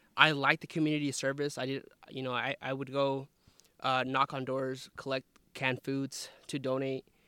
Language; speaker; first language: English; early bilingual, other home language; Spanish